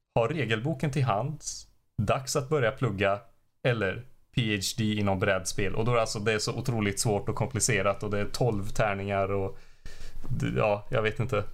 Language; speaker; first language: Swedish; native; Swedish